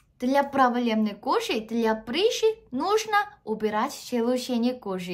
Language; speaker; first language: Russian; non-native, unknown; Korean